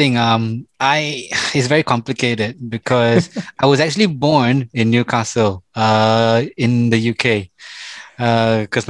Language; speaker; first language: English; non-native, local second language; Malay